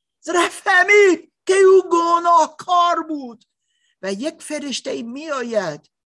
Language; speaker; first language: Persian; non-native, learner; English